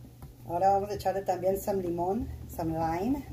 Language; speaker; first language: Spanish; early bilingual, heritage; Spanish